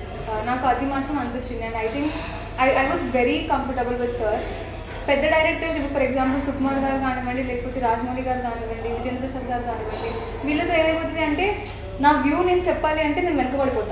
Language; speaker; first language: Telugu; native; Telugu